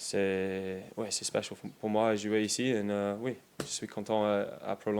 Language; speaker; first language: French; non-native, learner; English